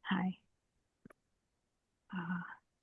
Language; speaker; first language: Japanese; non-native, learner; English